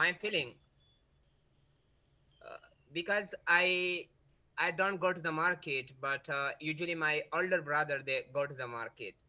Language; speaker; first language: English; non-native, learner; Pashto